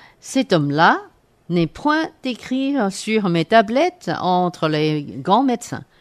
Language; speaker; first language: French; non-native, fluent; Chinese